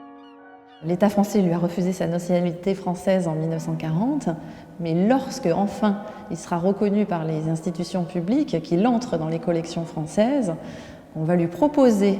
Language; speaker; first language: French; native; French